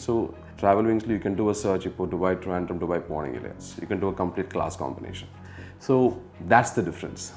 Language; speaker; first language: Malayalam; early bilingual, other home language; Tamil